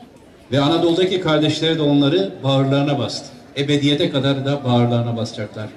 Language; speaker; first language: Turkish; native; Turkish